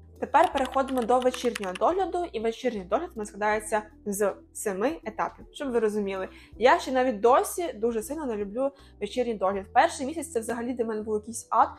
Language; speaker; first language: Ukrainian; non-native, local second language; Russian